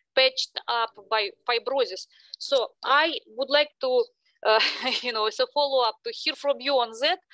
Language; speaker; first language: English; non-native, fluent; Russian